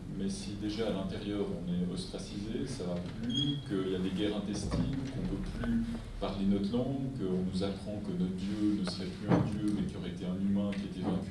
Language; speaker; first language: French; native; French